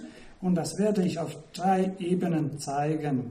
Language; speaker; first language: German; non-native, fluent; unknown